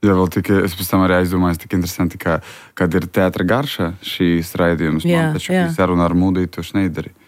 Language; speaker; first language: Latvian; non-native, local second language; Russian